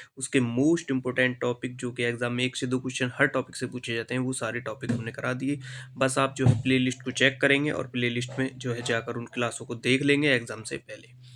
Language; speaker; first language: Hindi; native; Hindi